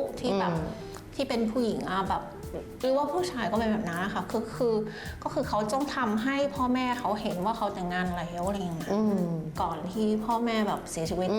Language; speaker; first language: Thai; non-native, fluent; Vietnamese